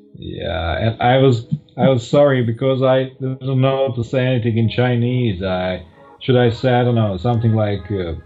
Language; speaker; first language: English; non-native, fluent; Croatian